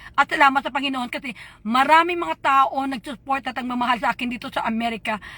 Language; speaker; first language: Filipino; non-native, local second language; Hiligaynon